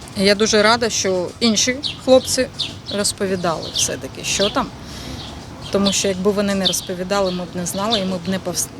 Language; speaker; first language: Ukrainian; non-native, local second language; Russian